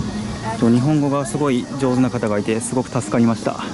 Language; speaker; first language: Japanese; native; Japanese